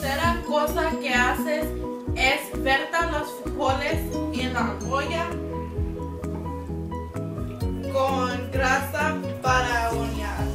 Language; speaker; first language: Spanish; non-native, learner; English